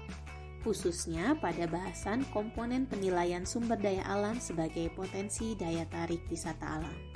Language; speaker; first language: Indonesian; native; Indonesian